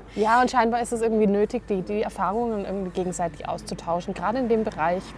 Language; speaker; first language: German; native; German